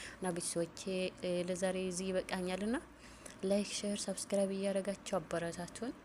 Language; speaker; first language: Amharic; non-native, local second language; Tigrinya